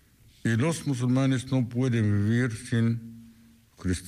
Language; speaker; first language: Spanish; non-native, fluent; Arabic